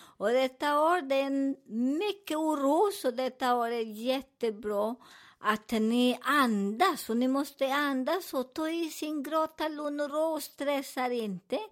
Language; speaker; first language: Swedish; non-native, learner; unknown